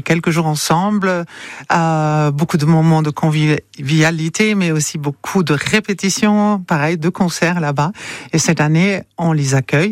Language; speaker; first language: French; non-native, fluent; German